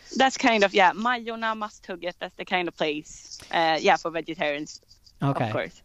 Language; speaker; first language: English; non-native, fluent; Swedish